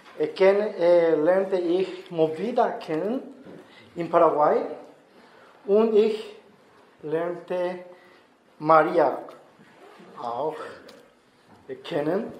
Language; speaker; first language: German; non-native, learner; Spanish